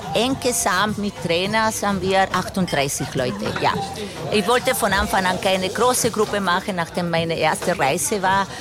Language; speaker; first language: German; non-native, fluent; Spanish